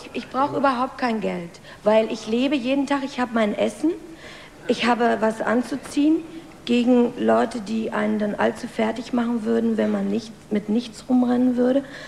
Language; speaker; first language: German; native; German